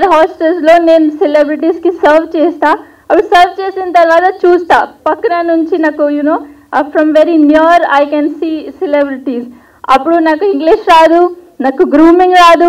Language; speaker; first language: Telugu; non-native, local second language; Hindi